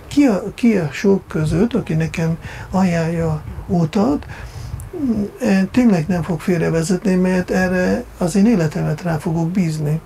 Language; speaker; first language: Hungarian; non-native, fluent; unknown